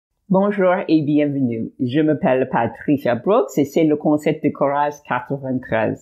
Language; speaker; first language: French; non-native, learner; English